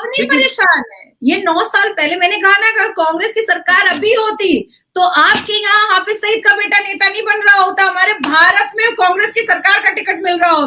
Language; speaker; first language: Hindi; native; Hindi